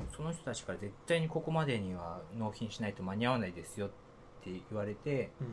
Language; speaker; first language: Japanese; native; Japanese